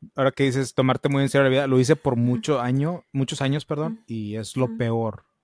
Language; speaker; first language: Spanish; early bilingual, heritage; Spanish